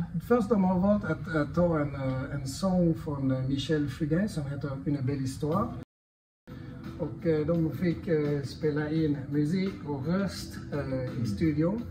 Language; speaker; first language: Swedish; non-native, fluent; French